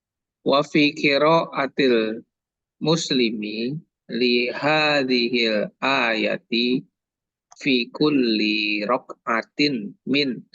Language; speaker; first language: Arabic; non-native, learner; Indonesian